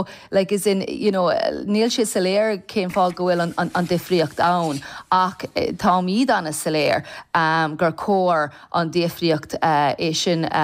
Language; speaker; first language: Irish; non-native, local second language; English